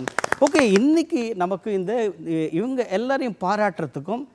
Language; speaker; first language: Tamil; native; Tamil